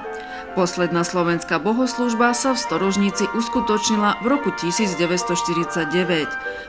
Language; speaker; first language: Slovak; native; Slovak